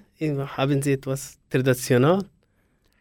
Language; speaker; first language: German; non-native, learner; Persian